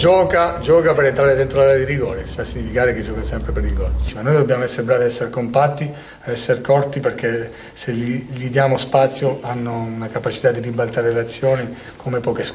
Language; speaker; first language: Italian; native; Italian